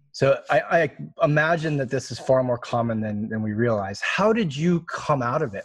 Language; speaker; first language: English; native; English